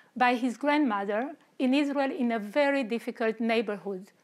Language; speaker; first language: English; non-native, fluent; Romanian